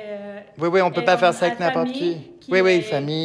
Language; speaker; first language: French; native; French